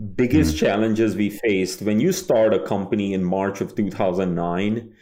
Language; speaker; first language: English; non-native, local second language; Bangla